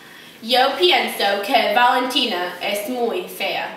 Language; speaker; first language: Spanish; non-native, learner; English